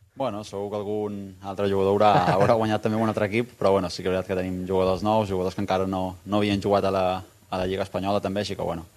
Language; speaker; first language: Catalan; native; Catalan